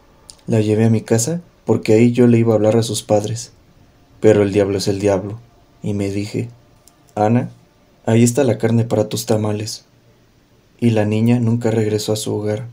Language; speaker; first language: Spanish; native; Spanish